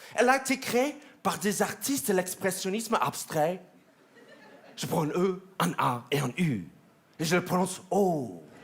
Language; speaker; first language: French; non-native, fluent; English